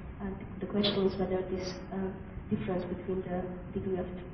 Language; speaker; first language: English; non-native, fluent; Hungarian